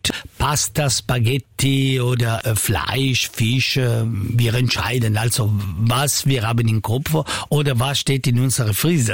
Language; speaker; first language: German; non-native, fluent; Italian